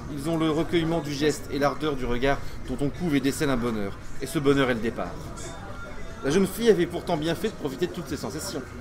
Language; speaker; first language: French; native; French